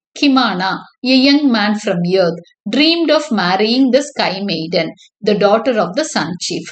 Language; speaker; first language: English; non-native, local second language; Tamil